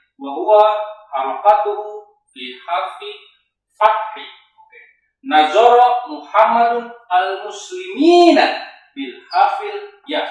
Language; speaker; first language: Arabic; non-native, fluent; Indonesian